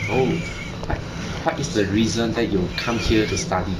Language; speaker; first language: English; non-native, local second language; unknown